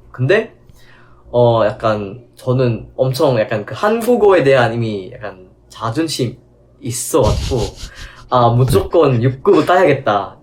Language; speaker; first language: Korean; non-native, fluent; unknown